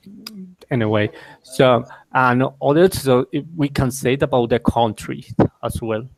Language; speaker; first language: English; non-native, learner; Spanish